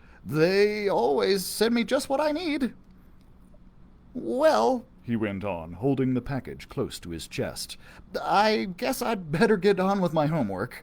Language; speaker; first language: English; native; English